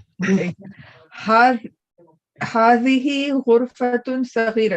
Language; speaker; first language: Arabic; non-native, learner; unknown